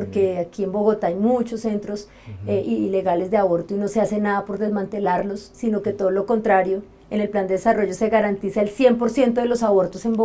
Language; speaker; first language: Spanish; native; Spanish